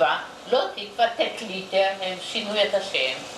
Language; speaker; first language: Hebrew; non-native, fluent; Yiddish